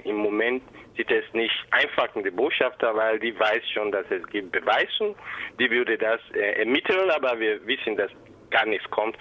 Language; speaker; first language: German; non-native, fluent; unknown